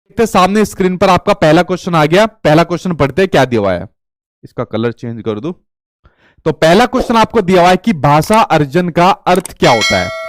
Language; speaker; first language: Hindi; native; Hindi